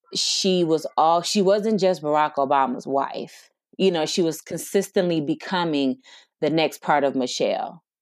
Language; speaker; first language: English; native; English